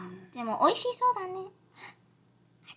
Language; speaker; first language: Japanese; early bilingual, heritage; Japanese